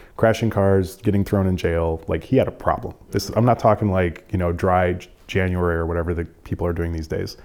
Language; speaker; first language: English; native; English